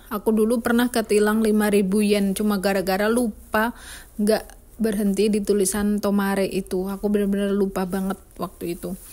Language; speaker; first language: Indonesian; native; Indonesian